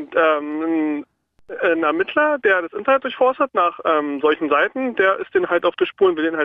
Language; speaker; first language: German; native; German